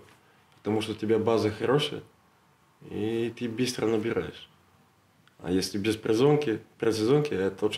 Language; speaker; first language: Russian; non-native, learner; Serbian